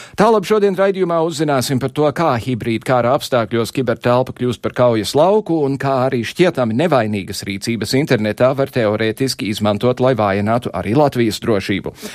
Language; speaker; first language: Latvian; native; Latvian